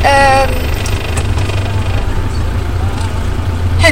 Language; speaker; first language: Icelandic; non-native, learner; English